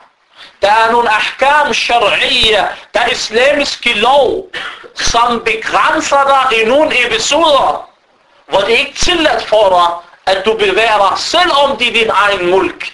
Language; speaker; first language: Danish; non-native, fluent; Arabic